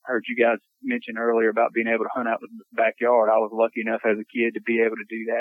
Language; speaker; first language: English; native; English